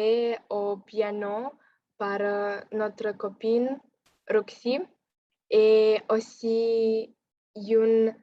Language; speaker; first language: French; non-native, fluent; Romanian